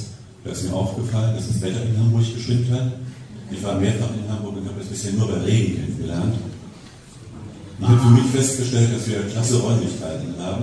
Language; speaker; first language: German; native; German